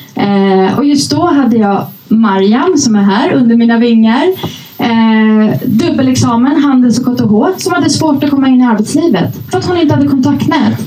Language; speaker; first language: Swedish; early bilingual, other home language; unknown